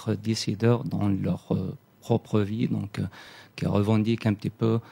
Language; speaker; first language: French; non-native, local second language; Kabyle